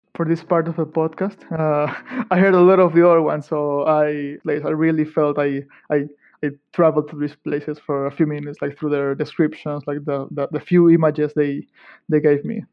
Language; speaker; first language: English; non-native, fluent; Spanish